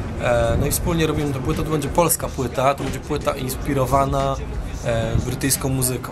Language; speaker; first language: Polish; native; Polish